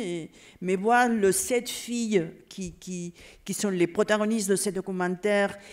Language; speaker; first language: French; non-native, fluent; Catalan